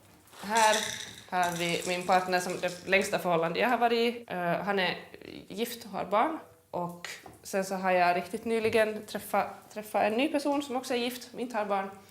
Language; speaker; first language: Swedish; native; Swedish